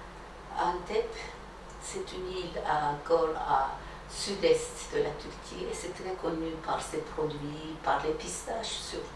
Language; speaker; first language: French; non-native, fluent; Turkish